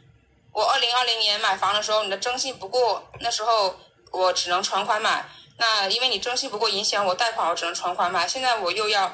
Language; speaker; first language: Chinese; native; Chinese